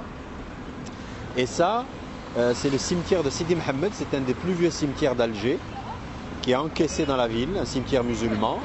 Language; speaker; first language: French; non-native, local second language; Arabic